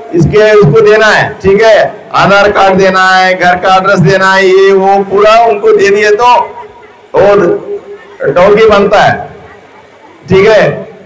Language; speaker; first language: Hindi; non-native, local second language; Telugu